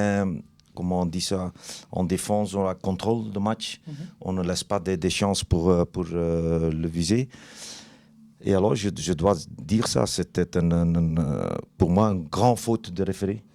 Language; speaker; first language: French; non-native, learner; Dutch